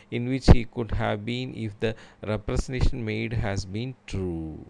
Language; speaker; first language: English; non-native, local second language; Malayalam